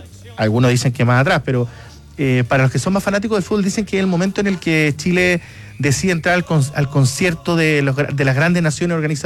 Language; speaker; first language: Spanish; native; Spanish